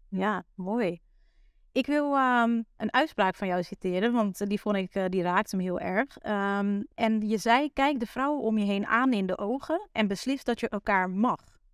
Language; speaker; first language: Dutch; native; Dutch